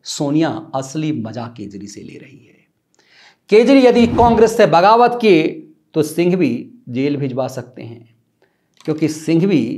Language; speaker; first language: Hindi; native; Hindi